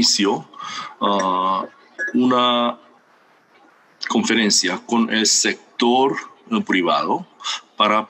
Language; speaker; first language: Spanish; non-native, fluent; Korean